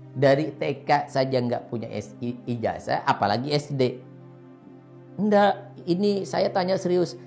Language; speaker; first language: Indonesian; non-native, local second language; Madurese